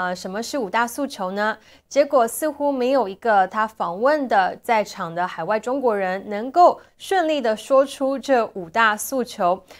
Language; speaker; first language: Chinese; native; Chinese